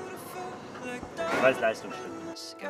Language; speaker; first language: German; native; German